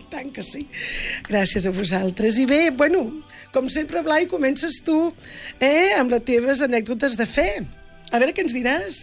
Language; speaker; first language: Catalan; native; Catalan